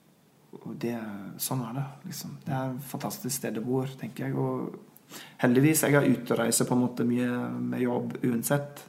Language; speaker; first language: Norwegian; non-native, fluent; English